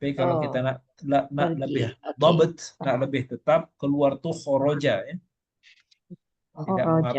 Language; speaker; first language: Malay; native; Malay